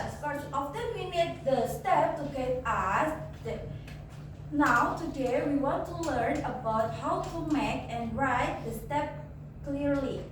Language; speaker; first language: English; non-native, learner; Indonesian